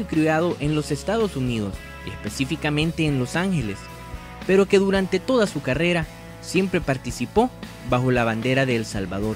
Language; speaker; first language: Spanish; native; Spanish